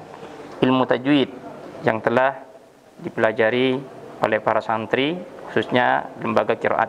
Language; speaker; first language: Indonesian; native; Indonesian